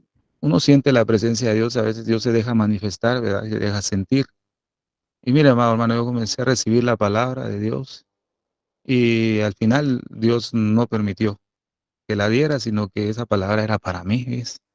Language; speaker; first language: Spanish; native; Spanish